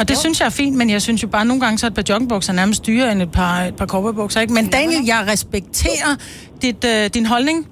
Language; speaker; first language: Danish; native; Danish